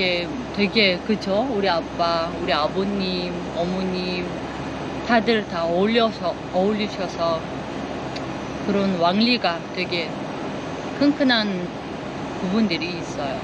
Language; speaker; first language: Korean; non-native, fluent; Uzbek